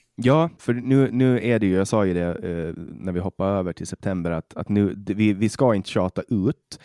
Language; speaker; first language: Swedish; native; Swedish